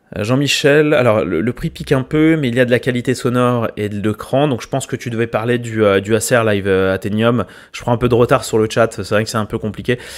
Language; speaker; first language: French; native; French